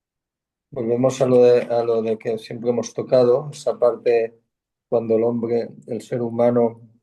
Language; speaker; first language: Spanish; native; Spanish